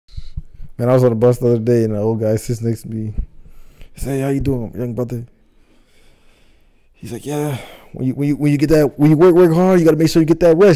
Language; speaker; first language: English; native; English